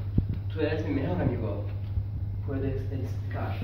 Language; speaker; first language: Spanish; non-native, learner; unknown